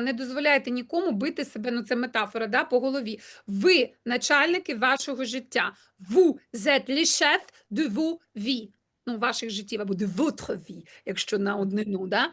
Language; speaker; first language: Ukrainian; native; Ukrainian